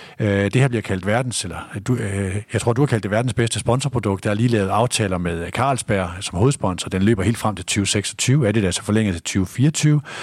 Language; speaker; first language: Danish; native; Danish